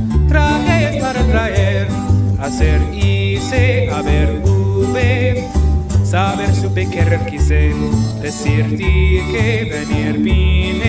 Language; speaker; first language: Spanish; non-native, fluent; English